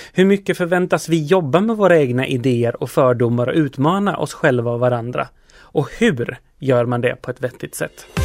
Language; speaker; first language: Swedish; native; Swedish